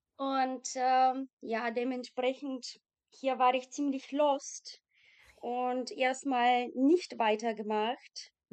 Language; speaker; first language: German; non-native, fluent; Bulgarian